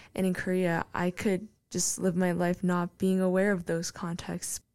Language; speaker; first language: English; non-native, fluent; Korean